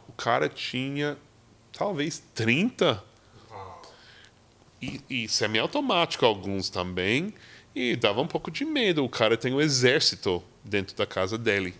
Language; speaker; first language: Portuguese; non-native, fluent; English